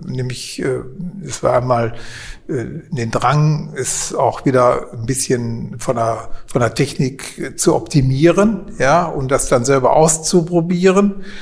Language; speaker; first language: German; native; German